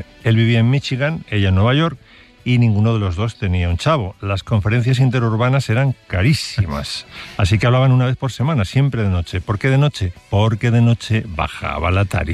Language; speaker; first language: Spanish; native; Spanish